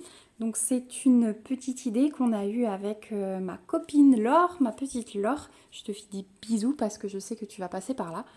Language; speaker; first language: French; native; French